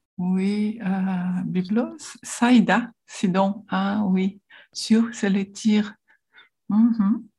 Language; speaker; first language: French; non-native, learner; Portuguese